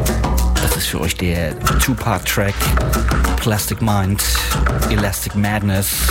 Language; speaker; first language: German; native; German